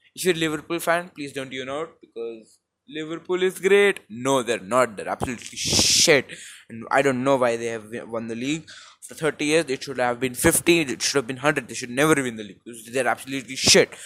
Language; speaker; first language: English; non-native, local second language; Hindi